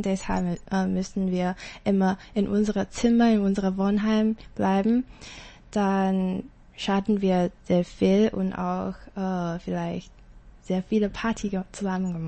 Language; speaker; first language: German; non-native, learner; Chinese